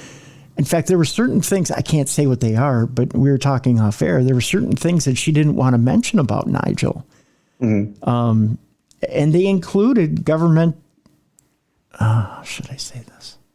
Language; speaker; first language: English; native; English